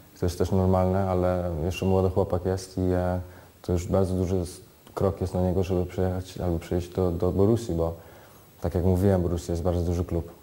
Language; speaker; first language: Polish; early bilingual, heritage; Polish